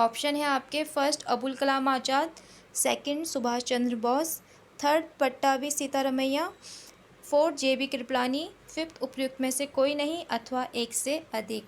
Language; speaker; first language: Hindi; native; Hindi